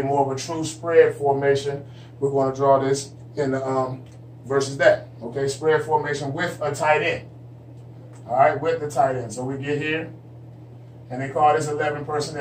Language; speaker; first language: English; native; English